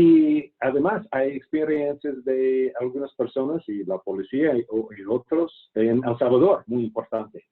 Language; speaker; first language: Spanish; non-native, fluent; English